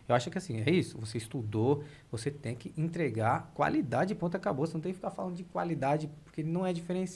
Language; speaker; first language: Portuguese; native; Portuguese